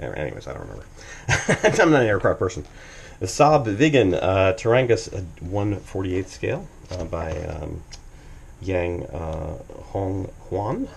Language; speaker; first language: English; native; English